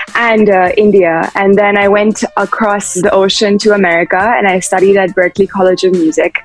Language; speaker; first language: English; early bilingual, heritage; English